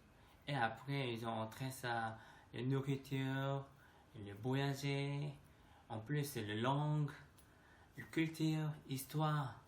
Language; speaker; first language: French; non-native, learner; Korean